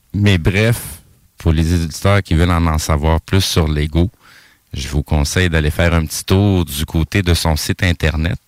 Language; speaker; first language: French; native; French